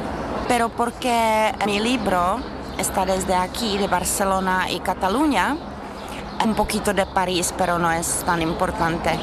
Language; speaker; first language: Spanish; non-native, learner; Czech